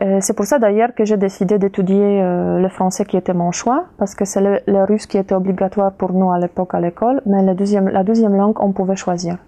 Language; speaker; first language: French; non-native, fluent; Polish